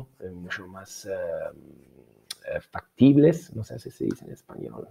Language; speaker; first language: Spanish; non-native, fluent; Italian